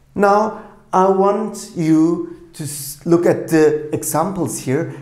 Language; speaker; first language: English; non-native, fluent; Turkish